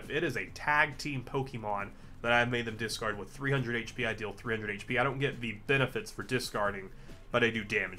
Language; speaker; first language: English; native; English